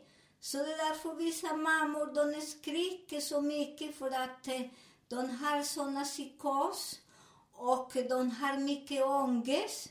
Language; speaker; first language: Swedish; non-native, fluent; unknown